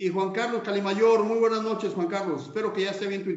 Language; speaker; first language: Spanish; native; Spanish